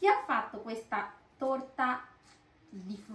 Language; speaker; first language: Italian; non-native, learner; Bangla